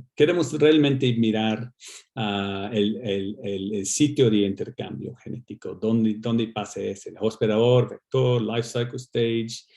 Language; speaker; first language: Spanish; non-native, fluent; English